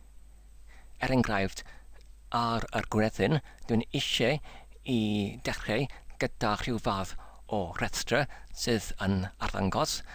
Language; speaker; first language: Welsh; non-native, learner; English